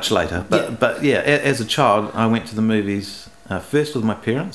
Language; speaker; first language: English; non-native, local second language; Greek